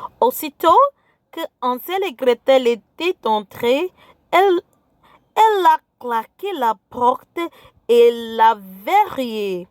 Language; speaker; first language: French; non-native, fluent; English